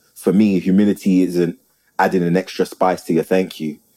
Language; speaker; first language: English; native; English